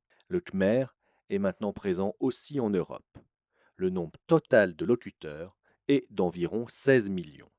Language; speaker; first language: French; native; French